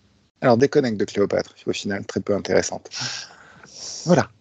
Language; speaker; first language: French; native; French